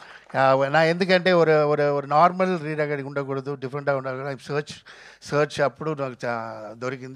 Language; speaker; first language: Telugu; non-native, fluent; Tamil